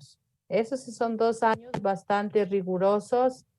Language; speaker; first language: Spanish; native; Spanish